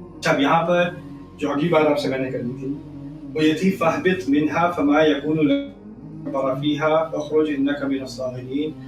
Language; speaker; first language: Urdu; early bilingual, heritage; Urdu